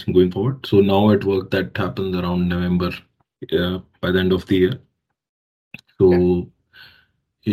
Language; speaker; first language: English; non-native, local second language; Hindi